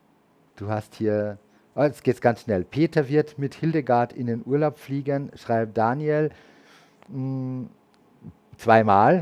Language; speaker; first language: German; native; German